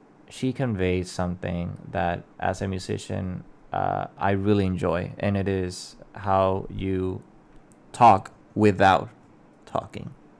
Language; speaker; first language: English; non-native, local second language; Spanish